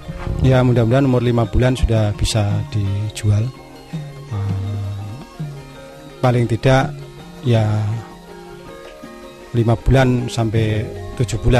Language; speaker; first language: Indonesian; non-native, local second language; Javanese